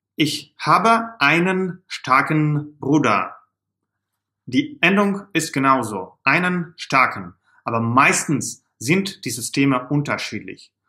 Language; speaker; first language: German; non-native, fluent; Russian